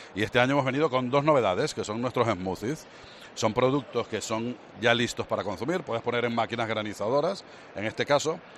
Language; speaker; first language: Spanish; native; Spanish